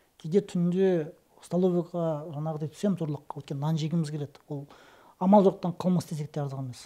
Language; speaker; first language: Kazakh; non-native, local second language; Russian